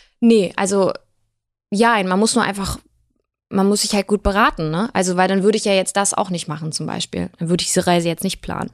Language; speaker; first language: German; early bilingual, other home language; Russian